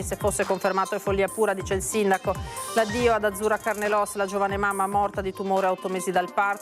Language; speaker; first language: Italian; native; Italian